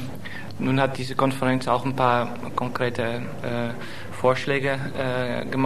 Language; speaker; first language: German; non-native, fluent; Dutch